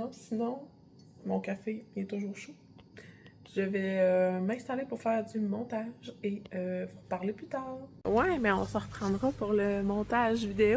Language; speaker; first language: French; native; French